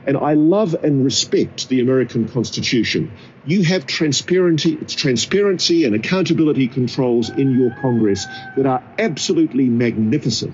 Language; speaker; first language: English; native; English